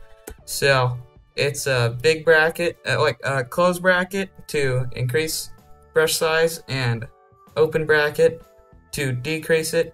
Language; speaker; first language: English; native; English